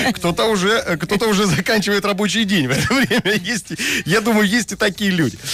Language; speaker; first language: Russian; native; Russian